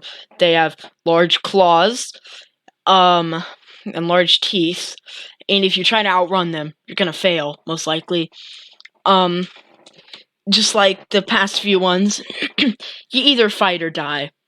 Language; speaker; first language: English; native; English